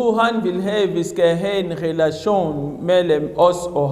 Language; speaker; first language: Danish; non-native, fluent; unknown